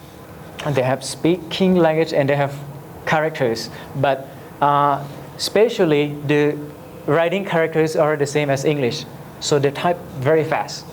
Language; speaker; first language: English; non-native, learner; Lao